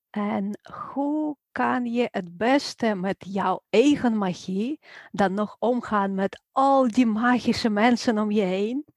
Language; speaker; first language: Dutch; non-native, fluent; Ukrainian